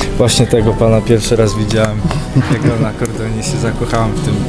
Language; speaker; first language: Polish; early bilingual, heritage; English